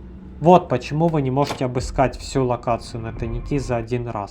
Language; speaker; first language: Russian; native; Russian